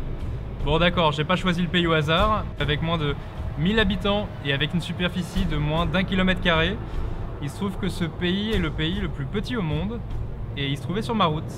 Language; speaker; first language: French; native; French